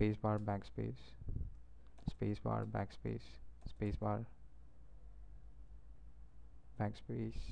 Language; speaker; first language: English; non-native, local second language; Marathi